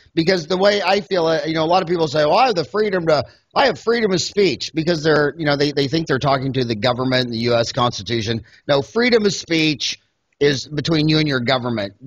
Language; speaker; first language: English; native; English